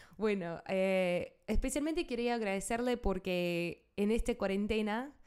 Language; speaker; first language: Spanish; non-native, fluent; English